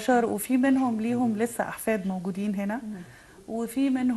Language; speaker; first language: Arabic; native; Arabic